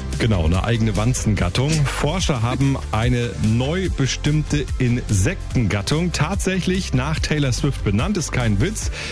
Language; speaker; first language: German; native; German